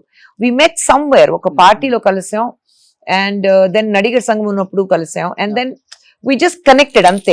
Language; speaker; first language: Telugu; non-native, fluent; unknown